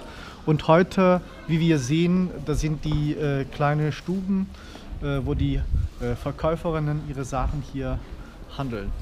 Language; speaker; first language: German; non-native, fluent; Uzbek